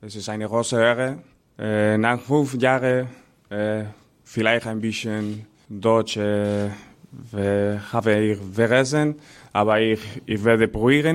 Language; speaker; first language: German; non-native, learner; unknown